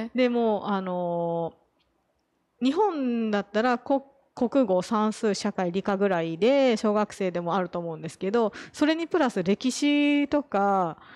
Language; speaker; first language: Japanese; native; Japanese